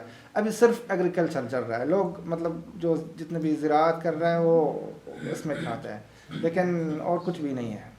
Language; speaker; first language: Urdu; non-native, learner; Arabic